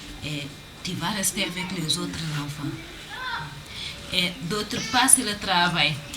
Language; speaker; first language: French; non-native, learner; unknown